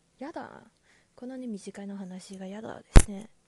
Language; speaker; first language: Japanese; non-native, learner; Chinese